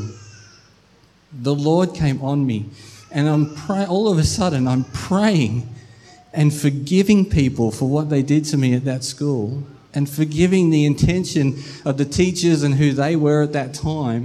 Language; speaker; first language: English; native; English